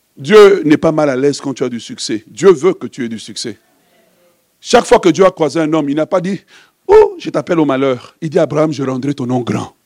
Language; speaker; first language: French; non-native, local second language; Lingala